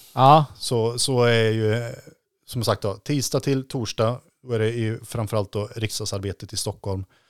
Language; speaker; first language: Swedish; native; Swedish